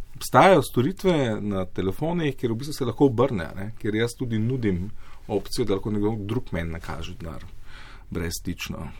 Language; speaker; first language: Slovenian; native; Slovenian